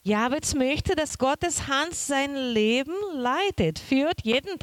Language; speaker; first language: German; non-native, learner; Portuguese